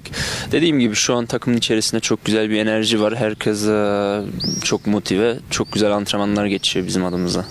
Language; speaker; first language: Turkish; early bilingual, other home language; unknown